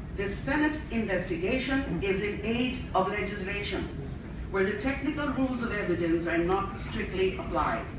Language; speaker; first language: English; non-native, local second language; Filipino